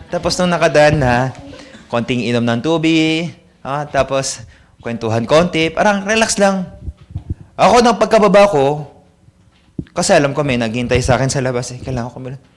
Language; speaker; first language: Filipino; native; Filipino